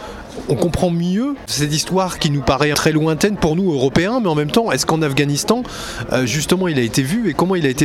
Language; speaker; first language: French; native; French